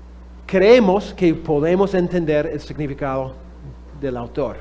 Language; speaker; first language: Spanish; non-native, fluent; English